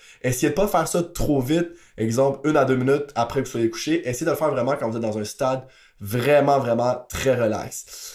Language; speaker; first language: French; native; French